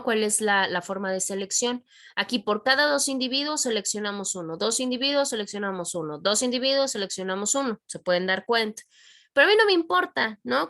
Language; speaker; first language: Spanish; native; Spanish